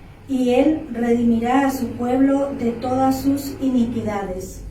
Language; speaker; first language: Spanish; native; Spanish